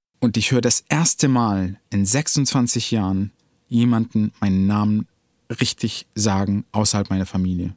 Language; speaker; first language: German; early bilingual, other home language; Arabic